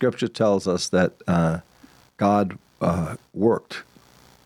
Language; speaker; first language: English; native; English